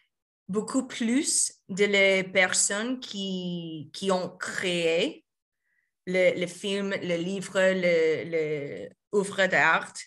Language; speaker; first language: French; non-native, learner; Spanish